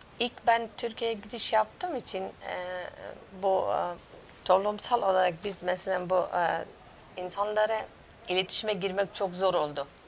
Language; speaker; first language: Turkish; non-native, learner; Persian